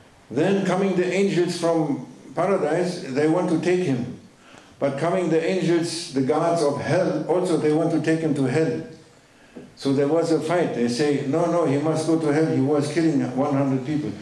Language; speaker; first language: English; non-native, fluent; German